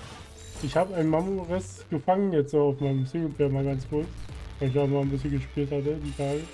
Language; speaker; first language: German; native; German